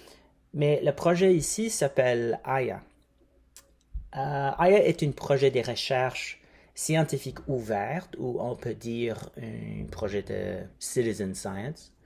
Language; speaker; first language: French; non-native, fluent; English